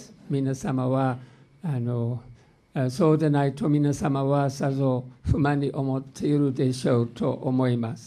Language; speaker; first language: Japanese; non-native, fluent; English